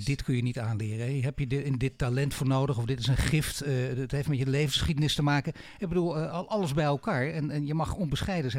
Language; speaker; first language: Dutch; native; Dutch